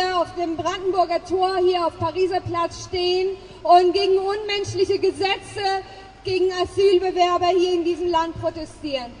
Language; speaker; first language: German; non-native, fluent; Persian